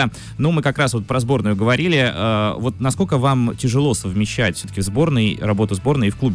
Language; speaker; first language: Russian; native; Russian